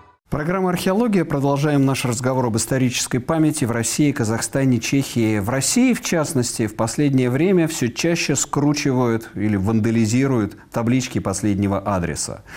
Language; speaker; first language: Russian; native; Russian